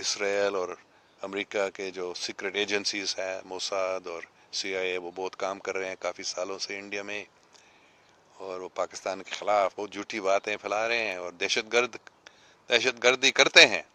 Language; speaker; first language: Hindi; non-native, fluent; English